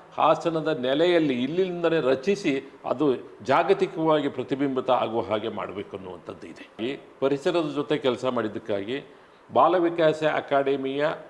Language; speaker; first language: Kannada; native; Kannada